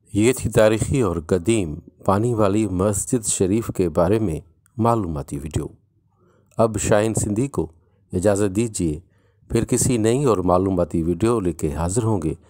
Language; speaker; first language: Urdu; non-native, local second language; Sindhi